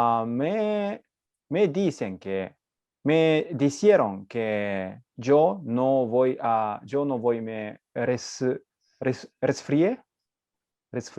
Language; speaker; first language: Spanish; non-native, learner; Japanese